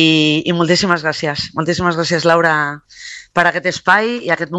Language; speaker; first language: Catalan; non-native, local second language; Spanish